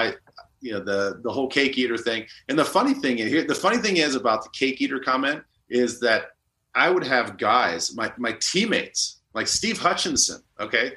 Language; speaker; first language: English; native; English